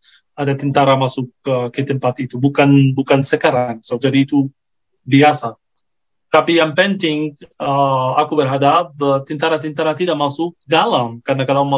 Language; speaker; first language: Indonesian; non-native, fluent; Arabic